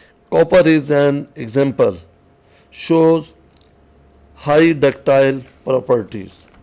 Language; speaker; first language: English; non-native, local second language; Urdu